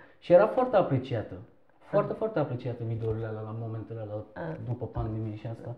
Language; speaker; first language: Romanian; non-native, fluent; Turkish